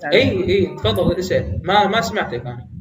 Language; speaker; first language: Arabic; native; Arabic